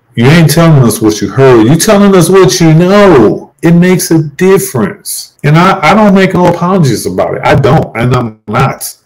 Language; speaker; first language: English; native; English